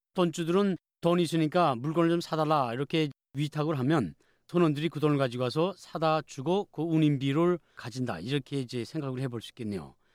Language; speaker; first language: Korean; native; Korean